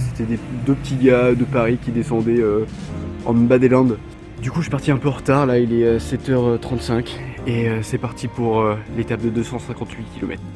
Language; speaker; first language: French; native; French